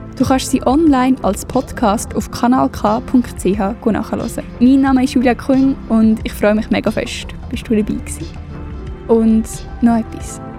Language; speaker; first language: German; native; German